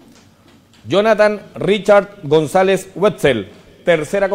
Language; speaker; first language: Spanish; native; Spanish